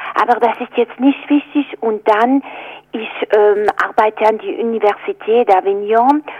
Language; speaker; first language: German; non-native, fluent; French